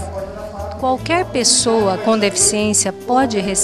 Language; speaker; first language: Portuguese; native; Portuguese